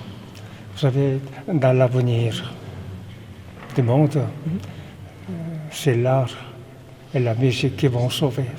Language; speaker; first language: French; non-native, fluent; Korean